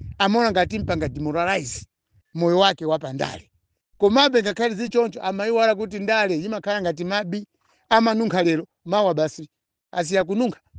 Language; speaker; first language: Nyanja; non-native, local second language; Tumbuka